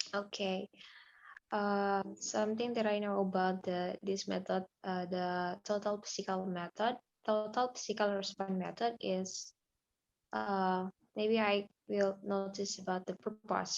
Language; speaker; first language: English; non-native, learner; Indonesian